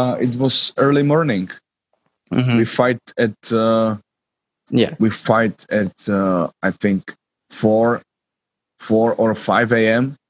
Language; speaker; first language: English; non-native, learner; Czech